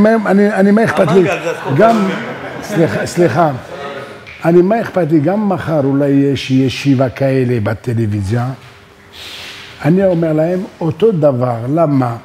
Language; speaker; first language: Hebrew; non-native, learner; French